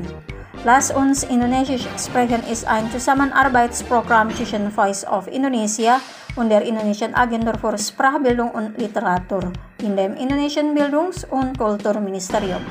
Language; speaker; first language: German; non-native, fluent; Indonesian